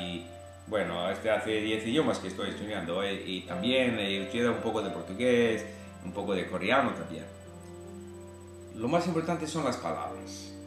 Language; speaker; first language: Spanish; non-native, fluent; English